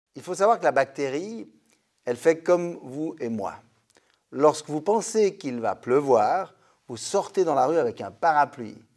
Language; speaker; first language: French; native; French